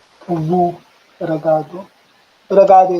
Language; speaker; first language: French; non-native, learner; Marathi